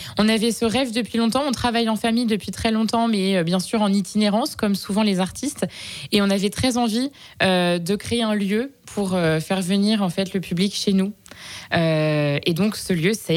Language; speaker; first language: French; native; French